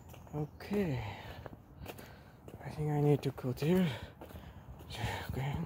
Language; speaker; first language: English; non-native, learner; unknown